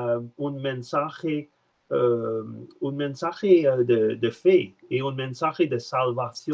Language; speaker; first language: Spanish; non-native, learner; French